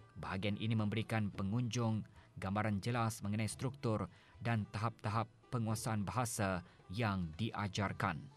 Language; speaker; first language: Malay; native; Malay